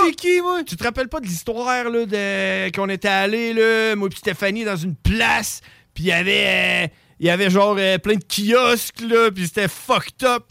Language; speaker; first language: French; native; French